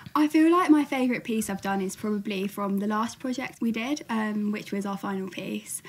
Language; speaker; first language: English; native; English